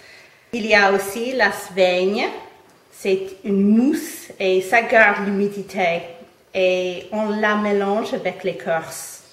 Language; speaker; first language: French; non-native, fluent; English